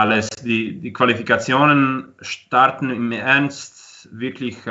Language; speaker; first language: German; non-native, fluent; Croatian